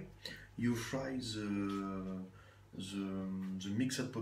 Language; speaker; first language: English; non-native, learner; French